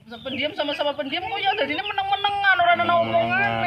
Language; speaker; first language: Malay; non-native, local second language; Javanese